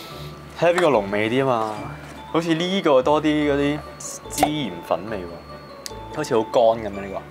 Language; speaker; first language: Chinese; native; Chinese